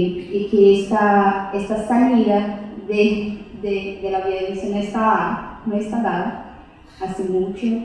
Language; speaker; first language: Spanish; non-native, fluent; Portuguese